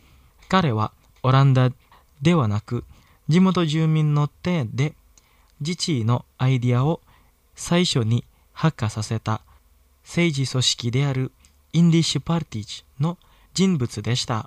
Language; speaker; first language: Japanese; non-native, fluent; Indonesian